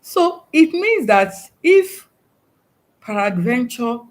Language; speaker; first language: English; non-native, local second language; Yoruba